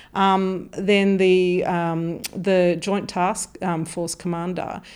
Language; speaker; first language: English; native; English